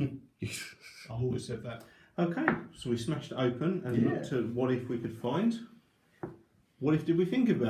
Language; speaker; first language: English; native; English